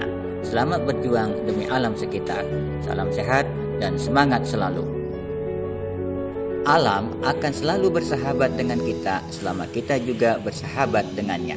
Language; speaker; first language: Indonesian; native; Indonesian